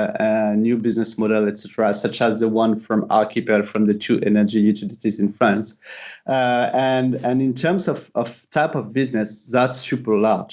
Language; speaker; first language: English; non-native, fluent; French